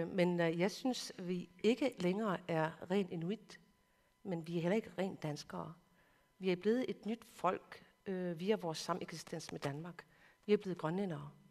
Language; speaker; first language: Danish; non-native, local second language; Kalaallisut